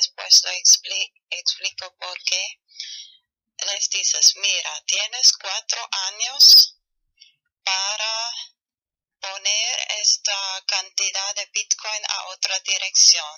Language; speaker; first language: Spanish; non-native, learner; German